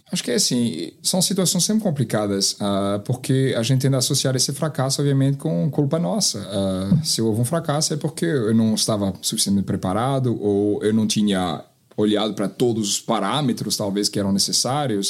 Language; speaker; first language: Portuguese; non-native, fluent; French